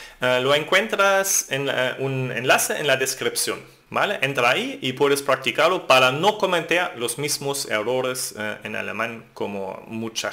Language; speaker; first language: Spanish; non-native, fluent; German